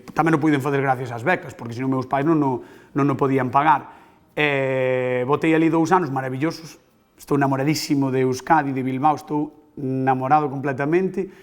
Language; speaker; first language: Galician; native; Galician